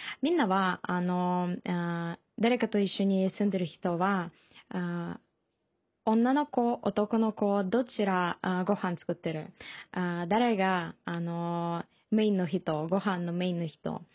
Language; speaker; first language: Japanese; non-native, learner; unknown